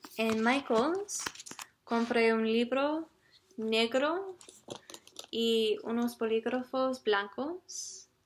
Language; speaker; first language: Spanish; non-native, learner; English